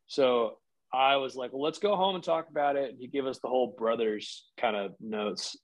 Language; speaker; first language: English; native; English